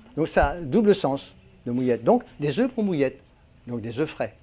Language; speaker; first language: French; native; French